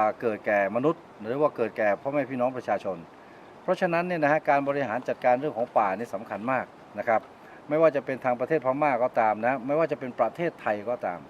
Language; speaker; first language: Thai; native; Thai